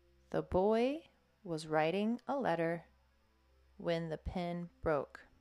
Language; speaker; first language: English; native; English